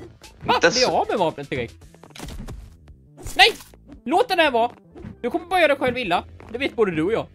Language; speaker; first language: Swedish; native; Swedish